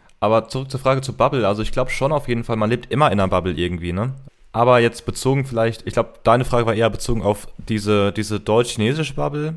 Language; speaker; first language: German; early bilingual, heritage; German